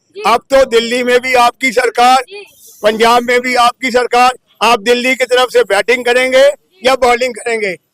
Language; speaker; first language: Hindi; native; Hindi